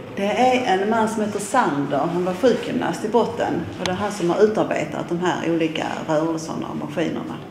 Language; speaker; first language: Swedish; native; Swedish